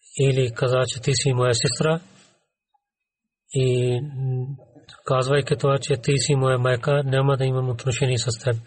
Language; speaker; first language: Bulgarian; non-native, learner; Urdu